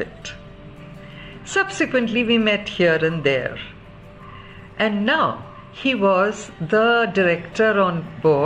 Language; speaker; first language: English; non-native, local second language; Kannada